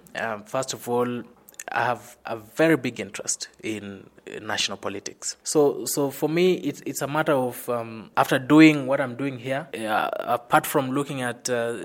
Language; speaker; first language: English; non-native, local second language; Luyia